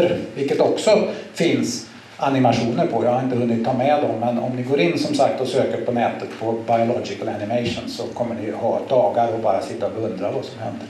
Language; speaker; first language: Swedish; native; Swedish